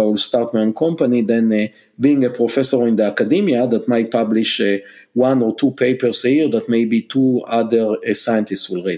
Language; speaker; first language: English; non-native, fluent; Hebrew